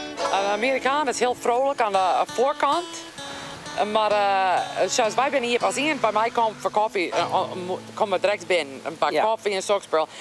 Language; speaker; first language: Dutch; non-native, local second language; Western Frisian